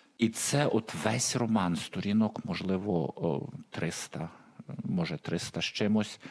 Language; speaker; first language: Ukrainian; native; Ukrainian